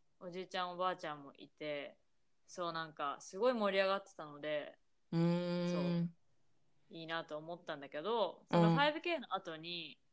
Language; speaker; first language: Japanese; native; Japanese